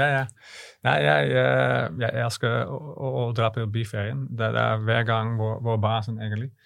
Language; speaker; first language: Norwegian; non-native, fluent; Dutch